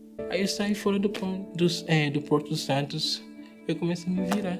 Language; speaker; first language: Portuguese; non-native, fluent; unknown